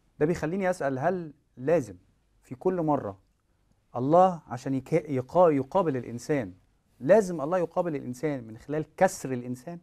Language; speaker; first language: Egyptian Arabic; native; Egyptian Arabic